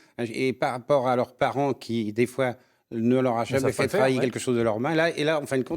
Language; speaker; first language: French; native; French